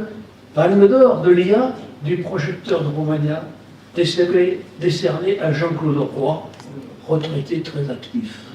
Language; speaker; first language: French; native; French